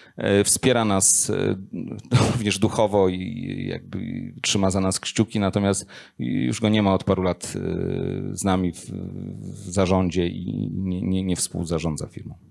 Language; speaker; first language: Polish; native; Polish